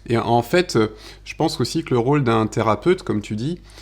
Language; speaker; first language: French; native; French